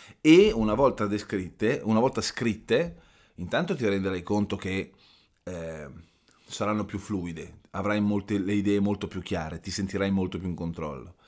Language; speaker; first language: Italian; native; Italian